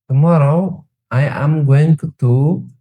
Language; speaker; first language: English; non-native, learner; Tigrinya